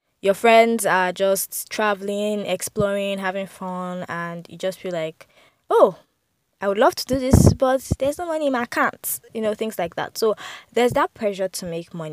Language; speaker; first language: English; non-native, local second language; Yoruba